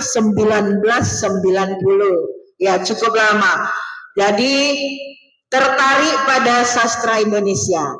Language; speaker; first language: Indonesian; native; Indonesian